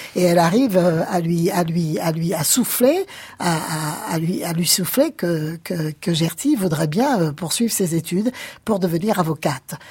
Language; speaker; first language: French; native; French